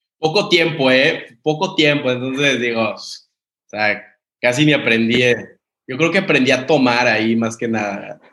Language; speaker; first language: Spanish; native; Spanish